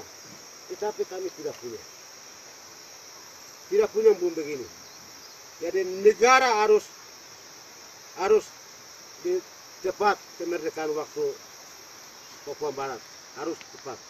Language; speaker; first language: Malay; non-native, local second language; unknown